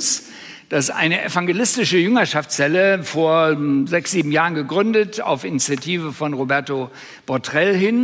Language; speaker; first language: German; native; German